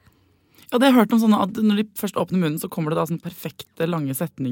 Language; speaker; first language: Norwegian; native; Norwegian